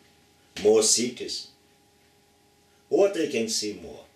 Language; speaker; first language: English; non-native, learner; Lithuanian